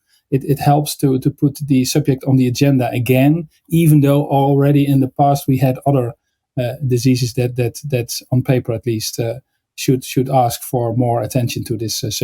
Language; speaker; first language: English; non-native, fluent; Dutch